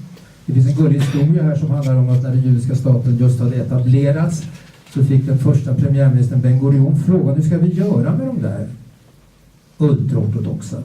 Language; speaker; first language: Swedish; native; Swedish